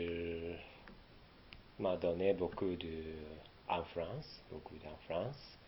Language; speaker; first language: French; non-native, learner; Japanese